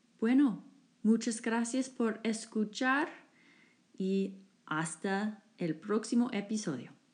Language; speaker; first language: Spanish; non-native, fluent; English